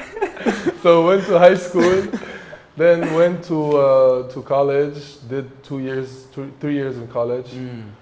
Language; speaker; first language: English; early bilingual, other home language; French